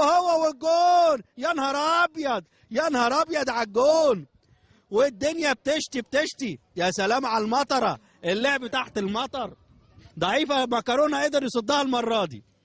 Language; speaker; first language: Arabic; native; Arabic